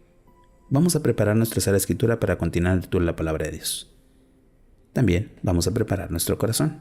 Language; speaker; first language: Spanish; native; Spanish